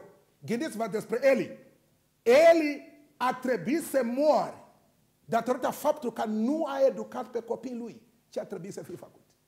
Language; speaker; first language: Romanian; non-native, learner; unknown